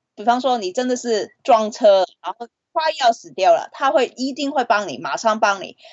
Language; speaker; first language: Chinese; non-native, fluent; Cantonese